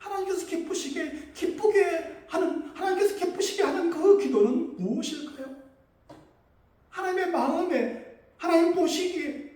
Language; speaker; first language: Korean; native; Korean